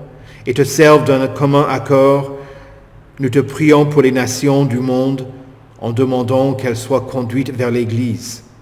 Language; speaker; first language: French; native; French